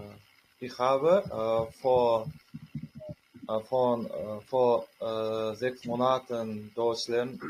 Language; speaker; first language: German; non-native, learner; Uzbek